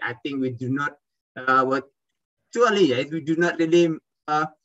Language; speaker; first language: English; non-native, fluent; Indonesian